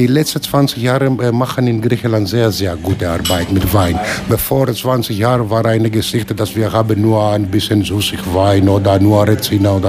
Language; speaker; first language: German; non-native, learner; Greek